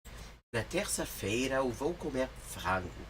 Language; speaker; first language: Portuguese; non-native, learner; English